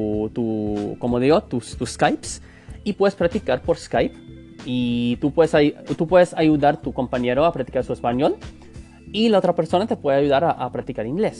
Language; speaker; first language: Spanish; non-native, fluent; English